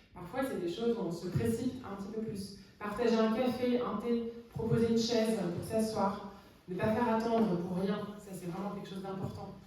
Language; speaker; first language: French; native; French